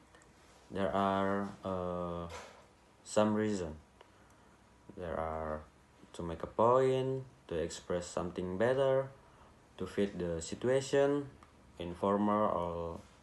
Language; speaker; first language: English; non-native, learner; Indonesian